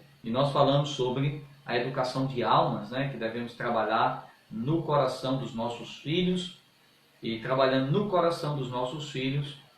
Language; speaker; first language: Portuguese; native; Portuguese